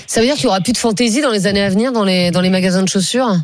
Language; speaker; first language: French; native; French